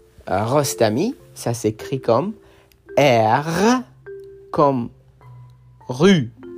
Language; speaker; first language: French; non-native, fluent; Persian